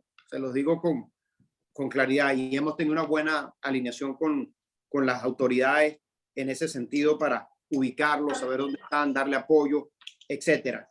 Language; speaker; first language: Spanish; native; Spanish